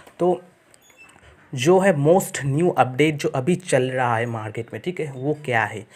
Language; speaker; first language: Hindi; non-native, local second language; Bangla